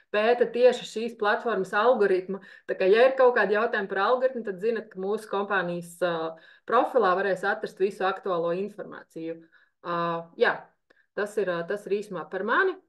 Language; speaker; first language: Latvian; native; Latvian